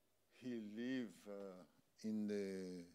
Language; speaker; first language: English; non-native, learner; French